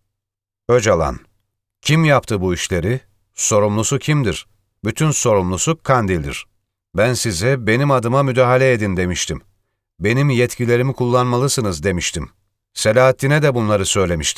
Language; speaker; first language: Turkish; native; Turkish